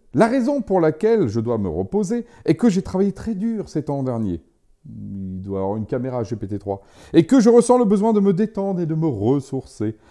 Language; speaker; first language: French; native; French